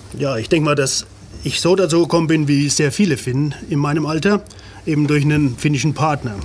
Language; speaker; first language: German; native; German